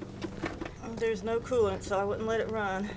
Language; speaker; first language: English; native; English